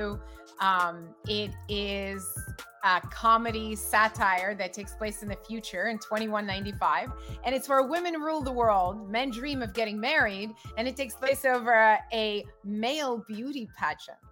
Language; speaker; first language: English; early bilingual, other home language; Russian